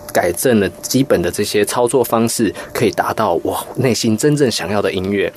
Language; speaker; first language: Chinese; native; Chinese